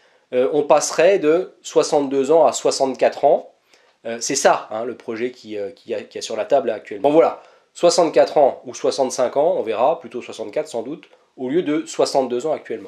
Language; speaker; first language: French; native; French